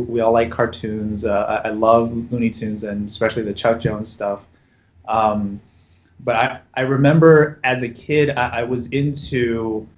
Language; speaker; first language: English; native; English